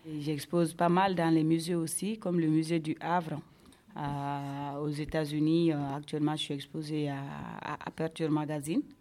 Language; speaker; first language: French; non-native, local second language; Bambara